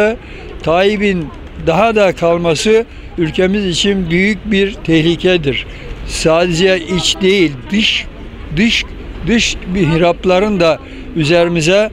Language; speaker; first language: Turkish; native; Turkish